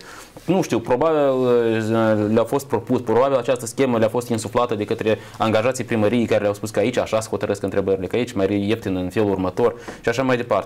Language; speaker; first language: Romanian; native; Romanian